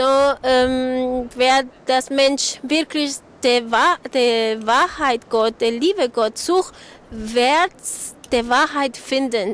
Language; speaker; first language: German; non-native, learner; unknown